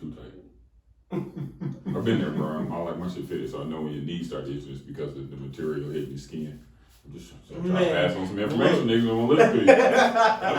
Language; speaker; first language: English; native; English